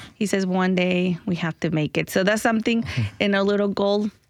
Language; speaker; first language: English; early bilingual, other home language; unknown